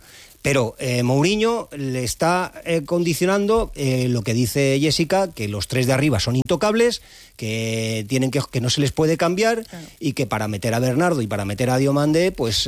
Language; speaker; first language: Spanish; native; Spanish